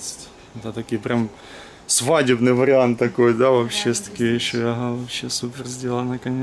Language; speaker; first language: Russian; native; Russian